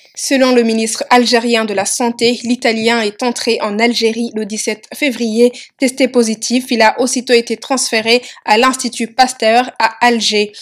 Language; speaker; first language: French; non-native, local second language; Wolof